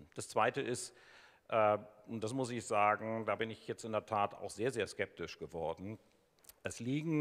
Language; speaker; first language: German; native; German